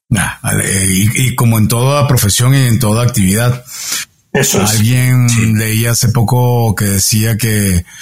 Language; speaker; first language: Spanish; native; Spanish